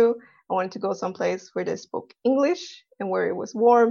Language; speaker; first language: English; non-native, fluent; Swedish